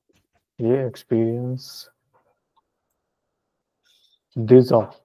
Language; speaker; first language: French; non-native, learner; Punjabi